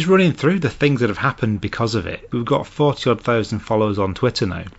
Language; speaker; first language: English; native; English